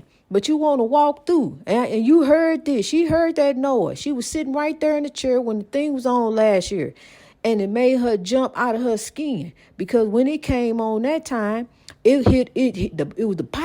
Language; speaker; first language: English; native; English